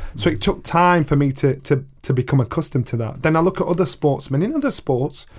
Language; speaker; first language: English; native; English